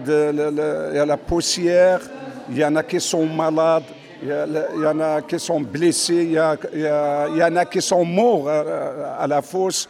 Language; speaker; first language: French; non-native, fluent; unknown